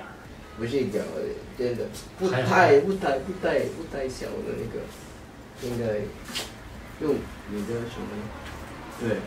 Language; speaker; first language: Chinese; non-native, learner; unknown